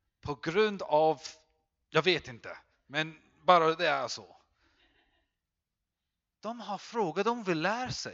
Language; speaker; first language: Swedish; non-native, fluent; English